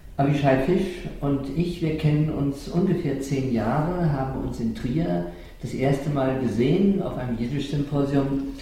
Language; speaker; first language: German; native; German